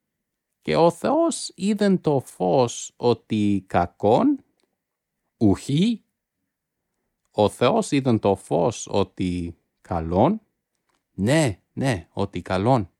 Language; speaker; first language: Greek; non-native, fluent; English